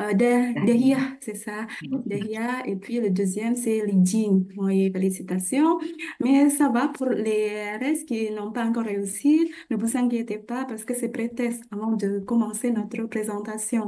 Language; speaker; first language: French; non-native, fluent; Indonesian